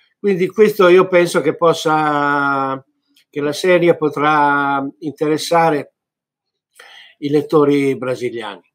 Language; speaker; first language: Italian; native; Italian